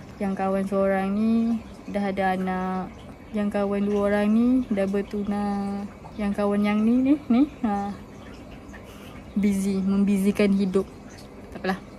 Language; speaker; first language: Malay; native; Malay